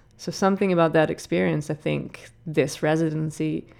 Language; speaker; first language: English; non-native, fluent; Hebrew